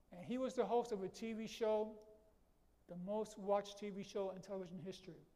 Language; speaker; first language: English; native; English